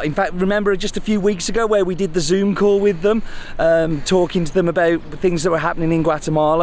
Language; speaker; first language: English; native; English